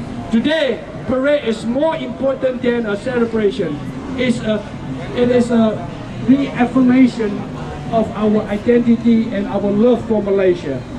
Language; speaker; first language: English; non-native, local second language; Chinese